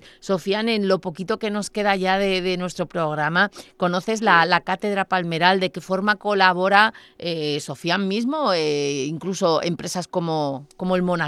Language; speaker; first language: Spanish; native; Spanish